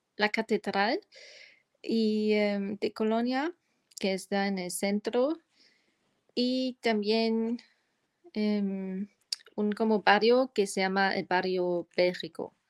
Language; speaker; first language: Spanish; non-native, fluent; German